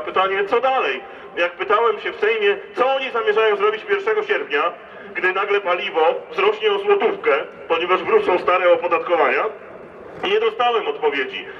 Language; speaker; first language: Polish; native; Polish